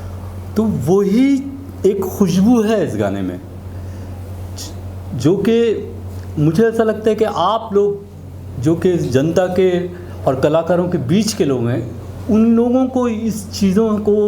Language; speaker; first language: Hindi; native; Hindi